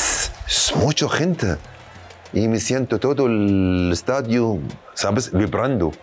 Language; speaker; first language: Spanish; non-native, learner; Arabic